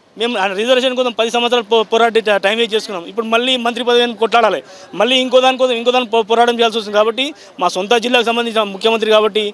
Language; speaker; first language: Telugu; non-native, local second language; Lambadi